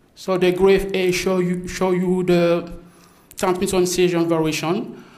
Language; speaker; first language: English; non-native, fluent; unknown